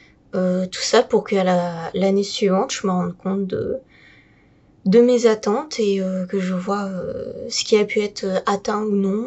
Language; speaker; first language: French; native; French